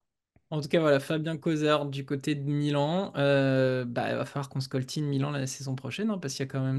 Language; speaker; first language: French; native; French